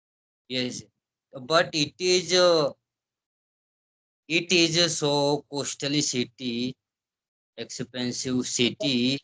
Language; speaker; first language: English; non-native, learner; Hindi